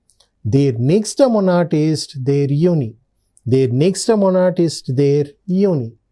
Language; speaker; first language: German; non-native, fluent; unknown